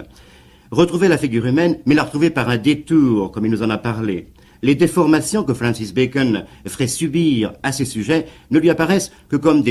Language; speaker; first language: French; native; French